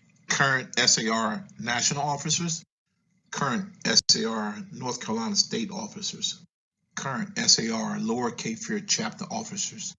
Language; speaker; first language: English; native; English